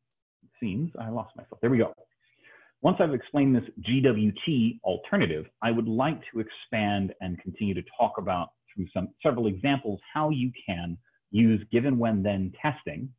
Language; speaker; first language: English; native; English